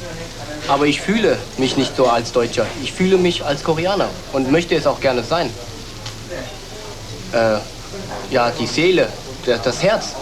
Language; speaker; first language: German; early bilingual, other home language; Korean